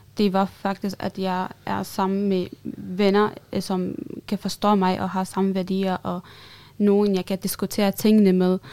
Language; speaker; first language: Danish; non-native, fluent; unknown